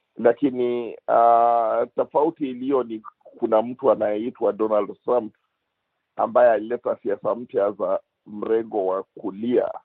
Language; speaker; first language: Swahili; non-native, local second language; Luyia